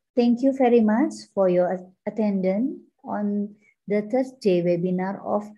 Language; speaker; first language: English; non-native, learner; Indonesian